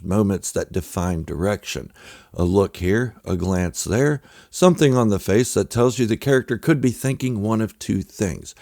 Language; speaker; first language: English; native; English